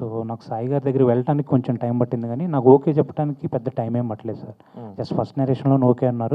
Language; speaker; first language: Telugu; native; Telugu